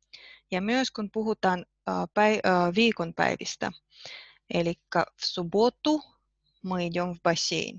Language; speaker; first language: Finnish; non-native, fluent; Russian